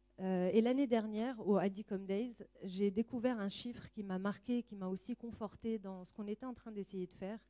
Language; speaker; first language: French; non-native, local second language; Arabic